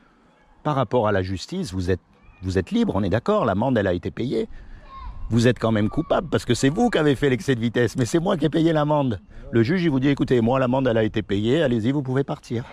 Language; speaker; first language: French; native; French